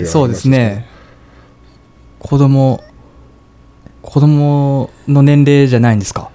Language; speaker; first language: Japanese; native; Japanese